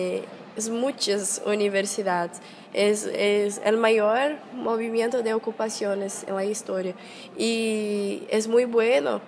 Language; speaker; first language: Spanish; non-native, fluent; Portuguese